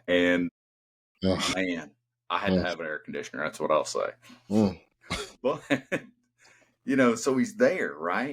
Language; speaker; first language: English; native; English